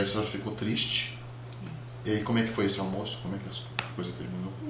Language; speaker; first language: Portuguese; native; Portuguese